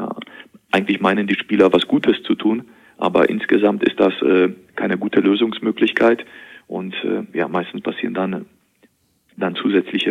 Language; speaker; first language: German; native; German